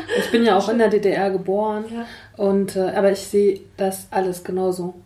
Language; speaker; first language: German; native; German